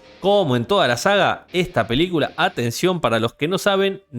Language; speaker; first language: Spanish; native; Spanish